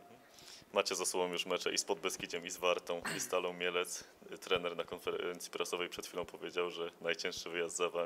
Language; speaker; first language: Polish; native; Polish